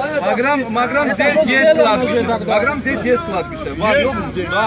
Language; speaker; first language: Russian; non-native, learner; Azerbaijani